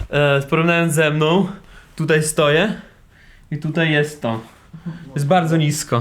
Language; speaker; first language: Polish; non-native, fluent; Russian